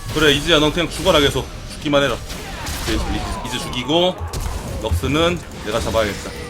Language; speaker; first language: Korean; native; Korean